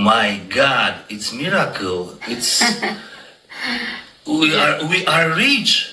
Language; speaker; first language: English; non-native, learner; Polish